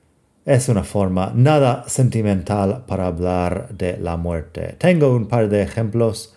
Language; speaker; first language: Spanish; non-native, fluent; English